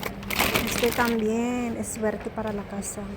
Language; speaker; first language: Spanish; non-native, learner; Filipino